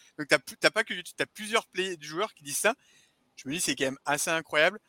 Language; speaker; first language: French; native; French